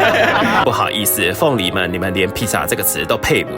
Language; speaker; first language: Chinese; native; Chinese